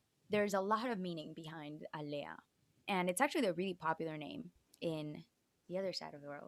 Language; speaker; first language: English; early bilingual, other home language; Spanish